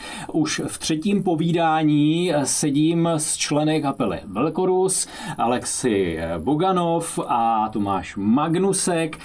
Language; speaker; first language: Czech; native; Czech